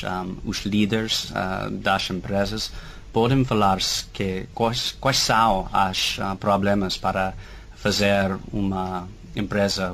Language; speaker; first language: Portuguese; non-native, fluent; English